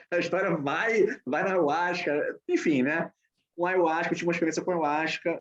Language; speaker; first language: Portuguese; native; Portuguese